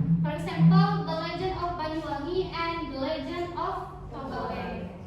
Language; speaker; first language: English; non-native, learner; Indonesian